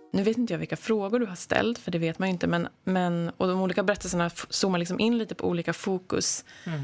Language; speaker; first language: Swedish; native; Swedish